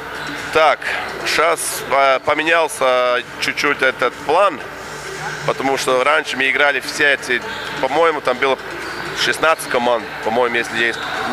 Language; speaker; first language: Russian; non-native, fluent; Latvian